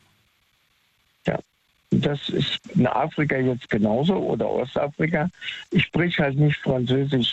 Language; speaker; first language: German; native; German